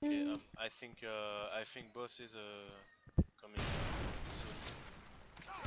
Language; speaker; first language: English; non-native, learner; French